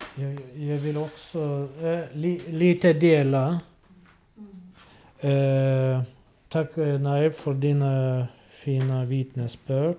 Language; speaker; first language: Swedish; non-native, learner; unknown